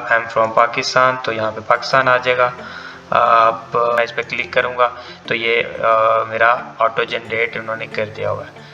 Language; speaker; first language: Urdu; non-native, local second language; Punjabi